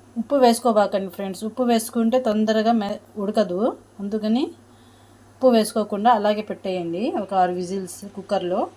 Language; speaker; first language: Telugu; non-native, local second language; Urdu